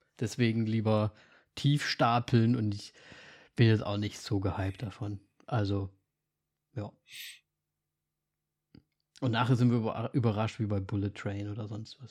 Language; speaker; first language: German; native; German